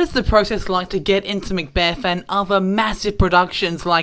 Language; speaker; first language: English; native; English